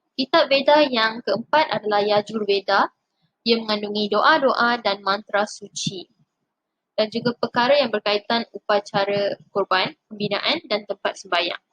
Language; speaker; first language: Malay; non-native, local second language; Tamil